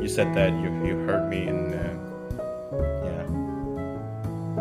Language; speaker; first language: English; non-native, fluent; Indonesian